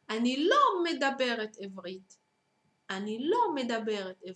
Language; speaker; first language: Hebrew; non-native, fluent; Arabic